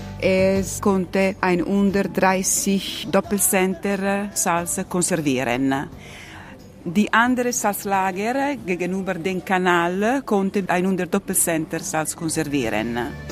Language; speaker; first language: German; native; German